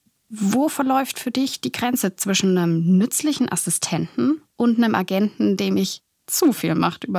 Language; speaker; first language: German; native; German